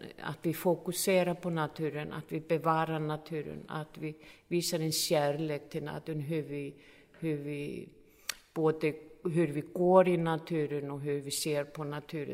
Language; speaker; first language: Swedish; non-native, fluent; Icelandic